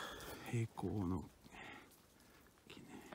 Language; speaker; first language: Japanese; non-native, fluent; French